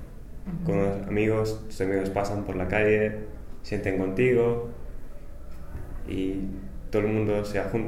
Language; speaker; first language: Spanish; non-native, fluent; English